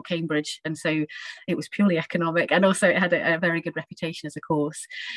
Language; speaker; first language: English; native; English